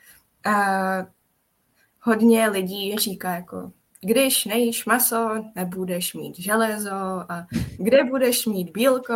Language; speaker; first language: Czech; non-native, fluent; Japanese